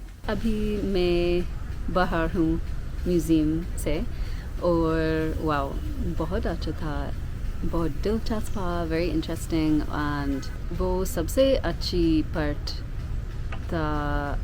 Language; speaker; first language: Hindi; non-native, learner; English